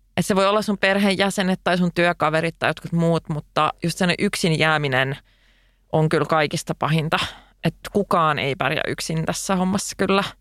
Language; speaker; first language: Finnish; non-native, local second language; Swedish